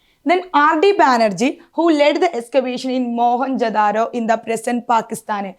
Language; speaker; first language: English; non-native, local second language; Malayalam